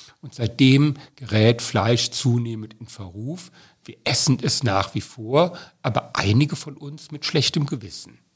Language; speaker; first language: German; native; German